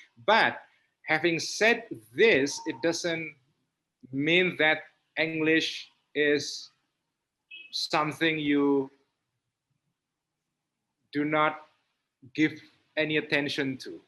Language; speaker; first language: English; non-native, fluent; Indonesian